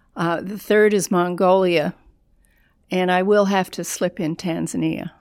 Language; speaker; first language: English; native; English